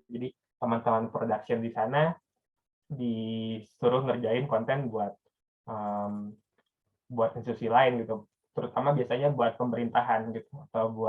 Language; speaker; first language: Indonesian; native; Indonesian